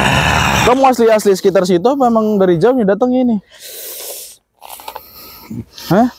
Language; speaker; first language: Indonesian; non-native, local second language; Sundanese